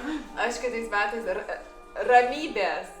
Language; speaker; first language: Lithuanian; native; Lithuanian